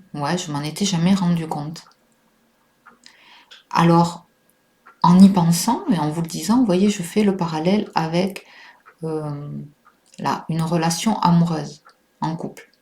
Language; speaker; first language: French; native; French